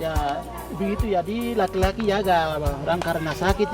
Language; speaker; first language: Indonesian; non-native, local second language; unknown